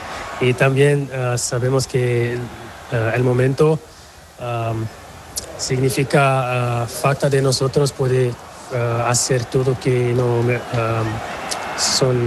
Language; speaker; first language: Spanish; non-native, fluent; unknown